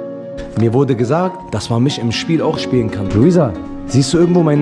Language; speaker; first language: German; native; German